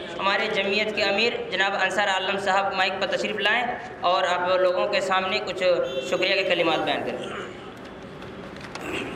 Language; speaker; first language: Urdu; native; Urdu